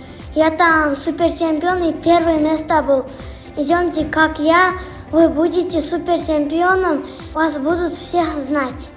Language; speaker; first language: Russian; non-native, local second language; Kyrgyz